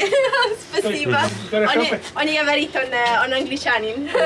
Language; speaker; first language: Russian; non-native, learner; Italian